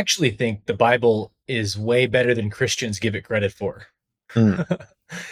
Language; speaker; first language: English; native; English